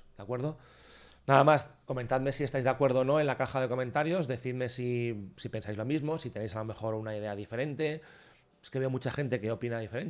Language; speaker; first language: Spanish; native; Spanish